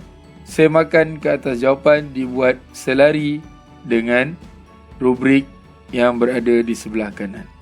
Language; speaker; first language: Malay; native; Malay